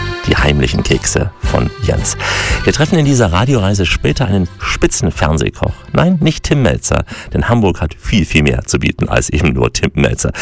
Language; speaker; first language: German; native; German